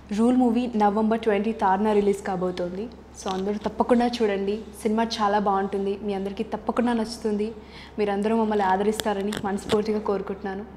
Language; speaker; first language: Telugu; early bilingual, other home language; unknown